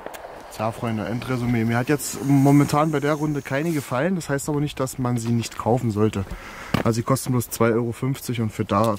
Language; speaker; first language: German; native; German